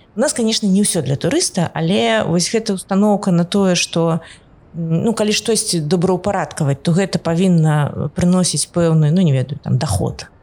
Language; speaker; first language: Belarusian; non-native, local second language; Russian